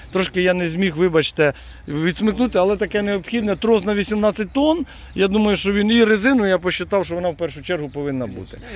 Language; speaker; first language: Ukrainian; non-native, local second language; Russian